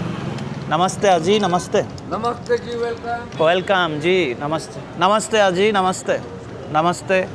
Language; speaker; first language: Hindi; non-native, learner; Bangla